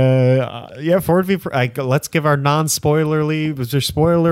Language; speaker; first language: English; native; English